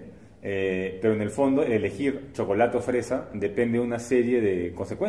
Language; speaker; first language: Spanish; native; Spanish